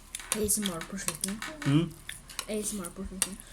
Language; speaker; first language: Norwegian; early bilingual, other home language; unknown